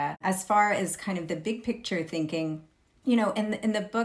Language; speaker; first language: English; native; English